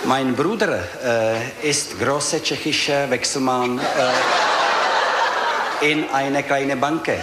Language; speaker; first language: German; non-native, learner; Czech